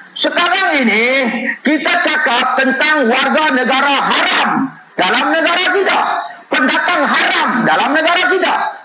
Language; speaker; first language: Malay; native; Malay